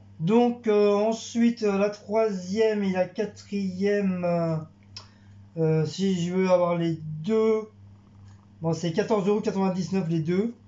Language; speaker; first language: French; native; French